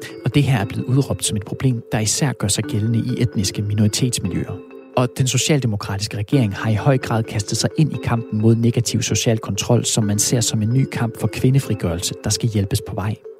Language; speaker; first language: Danish; native; Danish